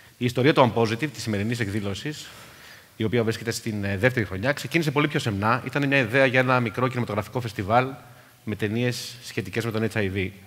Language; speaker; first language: Greek; native; Greek